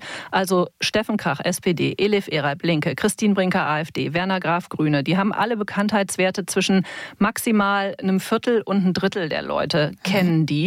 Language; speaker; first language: German; native; German